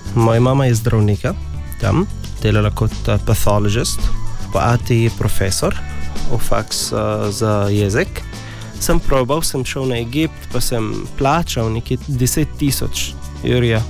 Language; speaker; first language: Slovenian; non-native, learner; Arabic